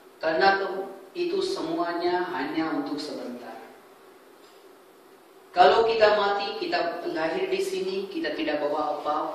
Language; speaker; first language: Indonesian; non-native, fluent; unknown